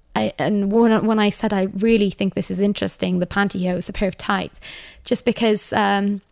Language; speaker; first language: English; native; English